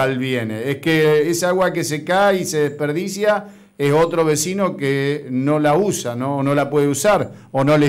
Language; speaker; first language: Spanish; native; Spanish